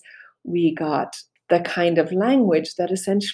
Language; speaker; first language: English; native; English